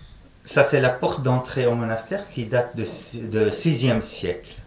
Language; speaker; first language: French; non-native, fluent; Arabic